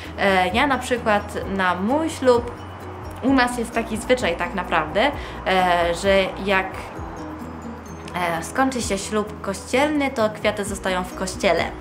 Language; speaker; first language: Polish; early bilingual, heritage; Polish